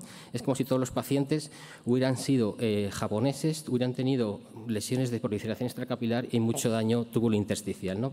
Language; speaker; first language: Spanish; native; Spanish